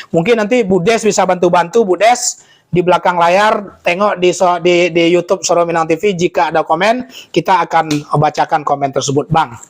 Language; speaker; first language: Indonesian; non-native, local second language; Minangkabau